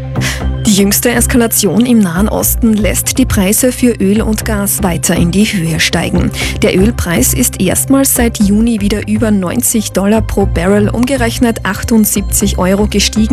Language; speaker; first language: German; native; German